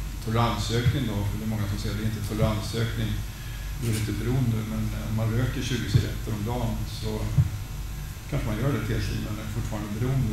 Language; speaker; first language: Swedish; native; Swedish